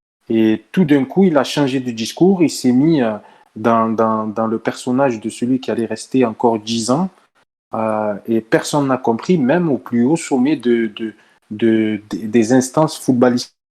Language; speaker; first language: French; native; French